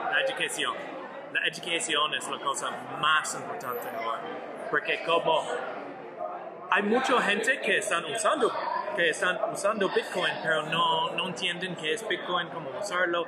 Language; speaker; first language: Spanish; non-native, learner; English